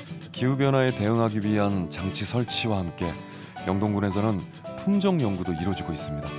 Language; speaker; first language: Korean; native; Korean